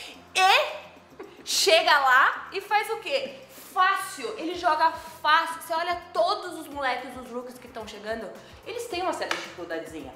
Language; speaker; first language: Portuguese; native; Portuguese